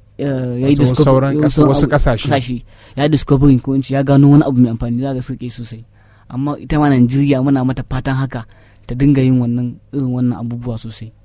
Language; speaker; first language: Hausa; native; Hausa